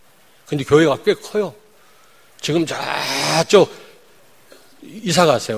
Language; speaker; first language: Korean; native; Korean